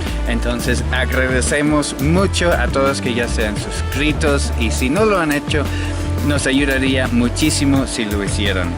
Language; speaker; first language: Spanish; non-native, fluent; English